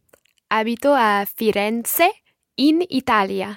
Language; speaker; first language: Italian; non-native, learner; English